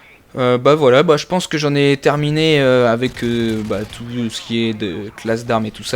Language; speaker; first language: French; native; French